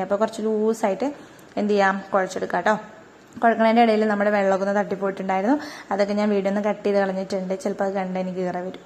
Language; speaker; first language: Malayalam; native; Malayalam